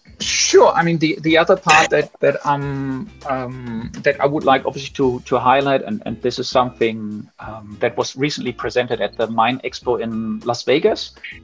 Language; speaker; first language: English; non-native, fluent; German